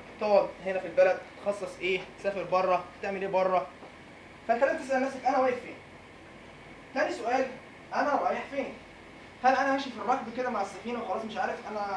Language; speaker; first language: Arabic; native; Arabic